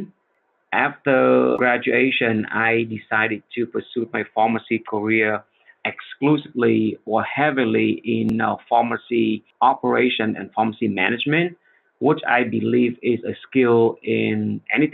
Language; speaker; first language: English; non-native, fluent; Vietnamese